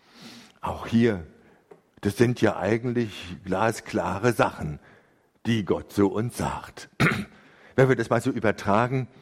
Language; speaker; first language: German; native; German